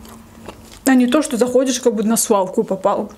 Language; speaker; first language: Russian; native; Russian